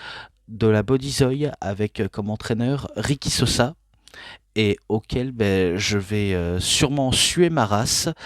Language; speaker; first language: French; native; French